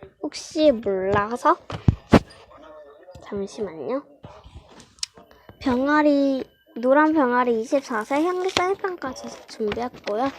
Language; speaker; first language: Korean; native; Korean